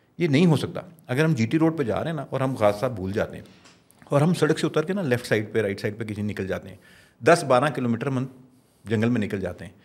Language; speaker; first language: Urdu; non-native, local second language; Punjabi